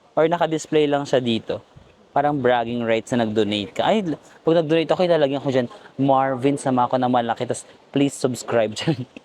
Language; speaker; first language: Filipino; non-native, local second language; Cebuano